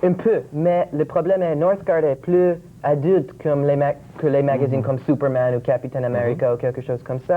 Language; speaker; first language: French; non-native, local second language; English